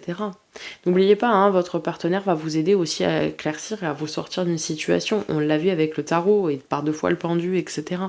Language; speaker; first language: French; native; French